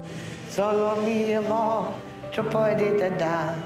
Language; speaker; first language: Spanish; non-native, learner; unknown